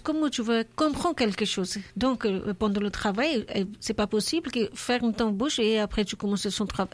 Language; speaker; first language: French; non-native, learner; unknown